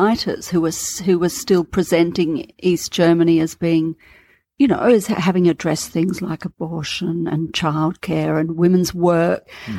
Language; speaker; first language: English; native; English